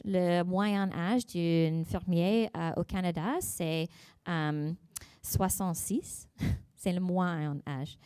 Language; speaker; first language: French; non-native, learner; English